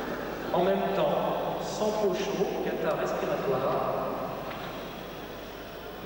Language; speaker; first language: French; native; French